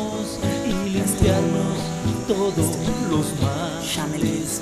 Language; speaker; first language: Spanish; native; Spanish